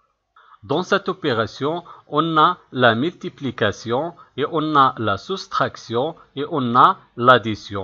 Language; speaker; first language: French; non-native, local second language; Arabic